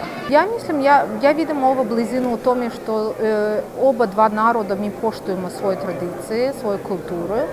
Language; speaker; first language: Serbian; non-native, fluent; Azerbaijani